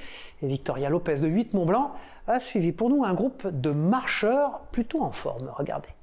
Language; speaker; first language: French; native; French